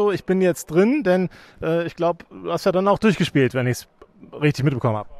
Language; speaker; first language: German; native; German